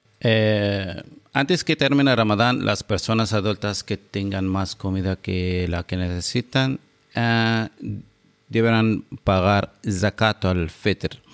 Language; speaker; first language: Spanish; non-native, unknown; Arabic